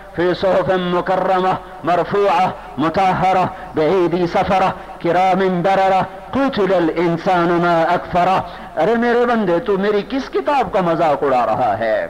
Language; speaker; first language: Urdu; non-native, local second language; Punjabi